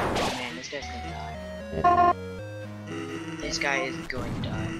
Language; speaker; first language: English; native; English